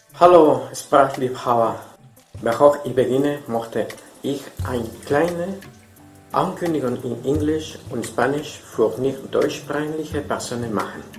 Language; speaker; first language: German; non-native, fluent; Spanish